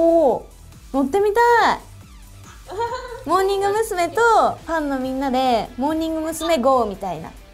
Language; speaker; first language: Japanese; native; Japanese